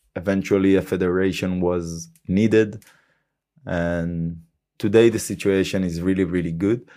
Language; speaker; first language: English; non-native, fluent; Hebrew